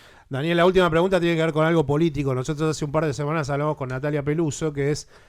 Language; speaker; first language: Spanish; native; Spanish